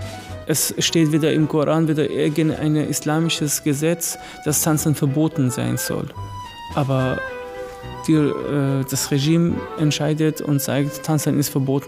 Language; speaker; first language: German; non-native, fluent; Persian